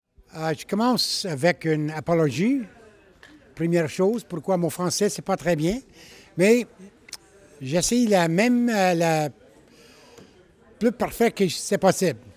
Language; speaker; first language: French; non-native, learner; English